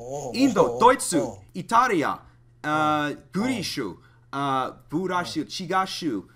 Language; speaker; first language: Japanese; non-native, learner; English